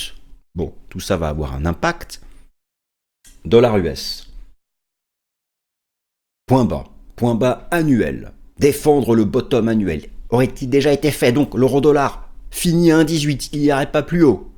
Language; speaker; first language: French; native; French